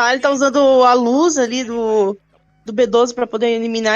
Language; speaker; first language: Portuguese; native; Portuguese